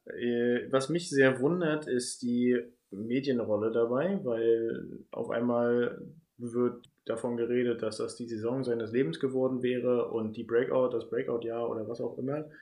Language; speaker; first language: German; native; German